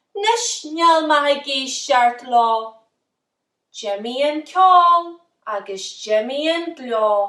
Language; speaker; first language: Irish; native; Irish